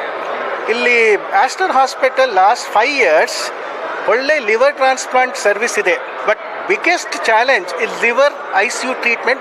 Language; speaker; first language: Kannada; non-native, learner; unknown